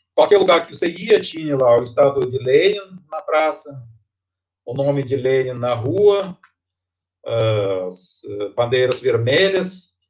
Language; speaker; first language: Portuguese; non-native, fluent; Russian